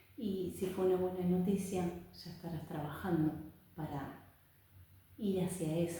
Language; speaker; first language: Spanish; native; Spanish